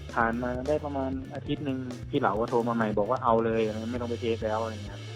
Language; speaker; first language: Thai; native; Thai